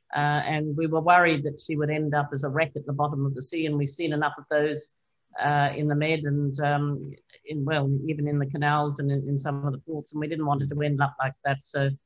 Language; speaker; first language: English; native; English